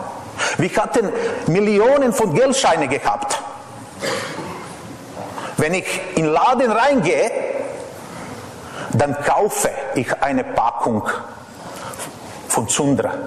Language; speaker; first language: German; non-native, fluent; Serbian